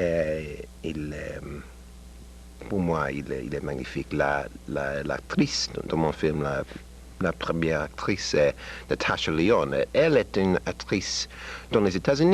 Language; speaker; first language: French; non-native, learner; English